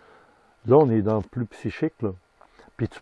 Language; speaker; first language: French; native; French